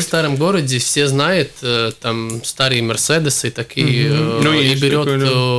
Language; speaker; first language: Russian; non-native, local second language; Latvian